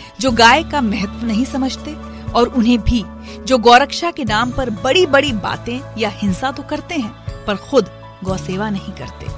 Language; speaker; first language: Hindi; native; Hindi